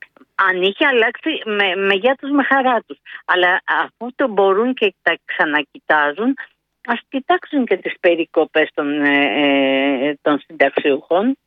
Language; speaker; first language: Greek; native; Greek